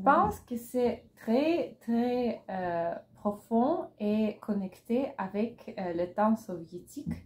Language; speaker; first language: French; non-native, learner; Russian